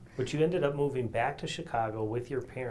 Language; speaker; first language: English; native; English